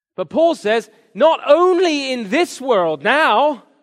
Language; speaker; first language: English; native; English